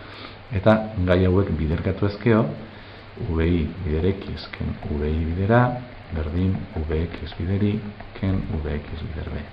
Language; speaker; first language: Basque; native; Basque